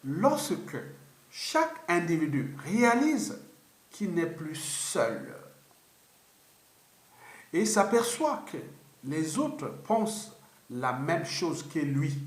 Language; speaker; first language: French; non-native, local second language; Lingala